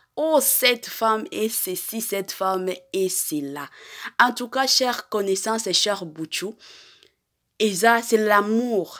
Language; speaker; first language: French; non-native, local second language; Lingala